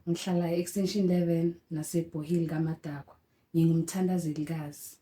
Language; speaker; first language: Zulu; native; Zulu